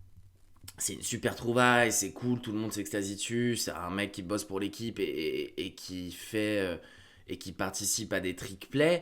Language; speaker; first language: French; native; French